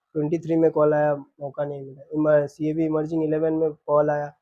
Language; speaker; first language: Hindi; non-native, local second language; Bangla